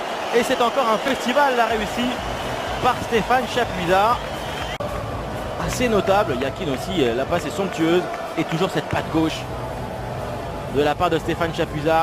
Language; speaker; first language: French; native; French